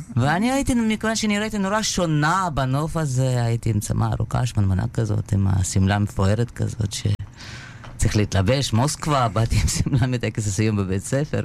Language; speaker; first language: Hebrew; non-native, fluent; Russian